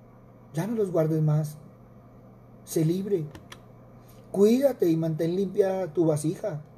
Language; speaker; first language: Spanish; native; Spanish